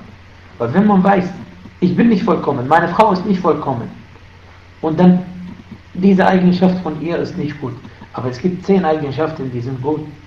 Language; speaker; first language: German; non-native, fluent; Arabic